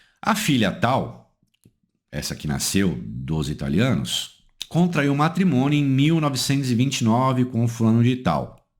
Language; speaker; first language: Portuguese; native; Portuguese